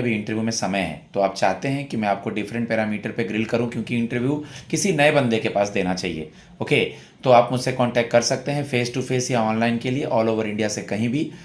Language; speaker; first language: Hindi; native; Hindi